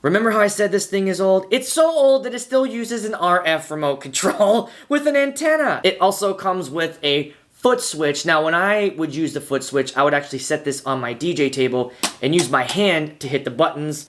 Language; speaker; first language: English; native; English